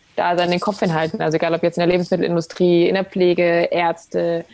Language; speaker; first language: German; native; German